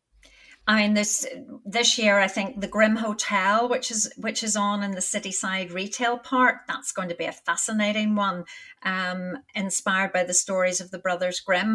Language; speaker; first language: English; native; English